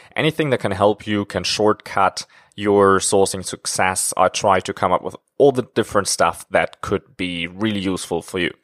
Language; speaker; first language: English; non-native, fluent; German